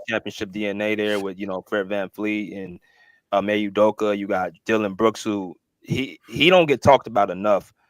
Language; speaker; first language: English; native; English